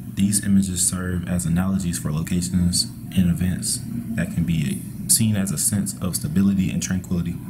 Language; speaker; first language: English; native; English